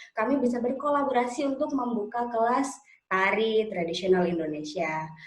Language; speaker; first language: Indonesian; native; Indonesian